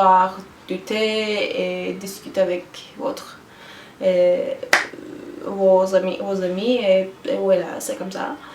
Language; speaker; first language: French; non-native, learner; Turkish